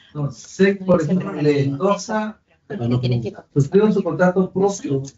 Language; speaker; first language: Spanish; native; Spanish